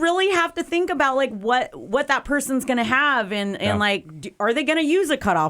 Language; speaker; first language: English; native; English